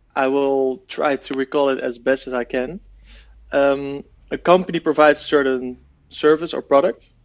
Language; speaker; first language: English; non-native, fluent; Dutch